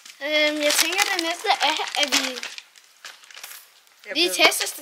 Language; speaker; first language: Danish; early bilingual, other home language; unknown